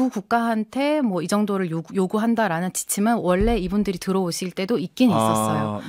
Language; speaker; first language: Korean; native; Korean